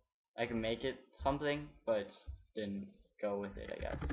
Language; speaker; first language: English; native; English